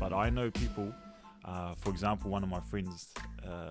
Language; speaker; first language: English; native; English